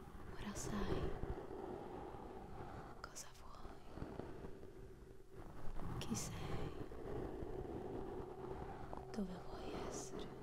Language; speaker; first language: Italian; native; Italian